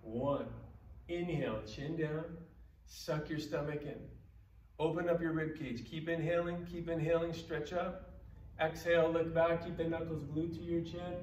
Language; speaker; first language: English; native; English